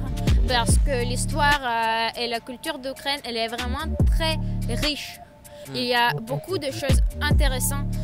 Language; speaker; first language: French; non-native, fluent; Ukrainian